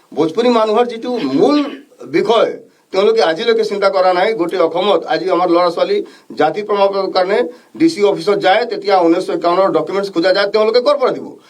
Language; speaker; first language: Assamese; non-native, local second language; Bhojpuri